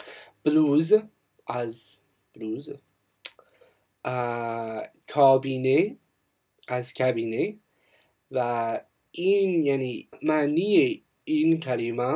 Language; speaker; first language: Persian; non-native, learner; English